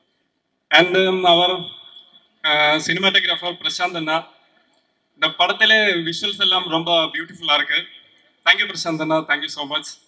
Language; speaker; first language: Tamil; non-native, learner; Malayalam